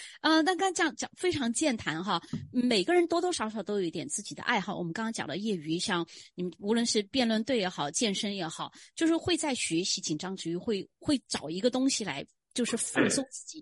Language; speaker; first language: Chinese; native; Chinese